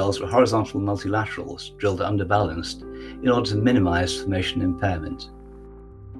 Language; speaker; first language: English; native; English